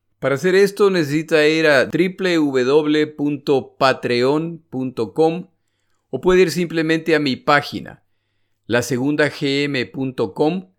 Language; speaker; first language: Spanish; native; Spanish